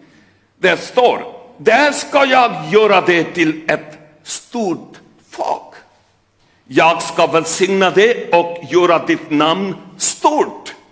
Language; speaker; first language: Swedish; non-native, fluent; Urdu